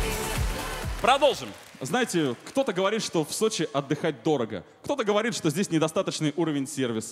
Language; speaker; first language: Russian; native; Russian